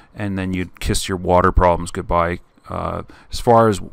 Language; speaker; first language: English; native; English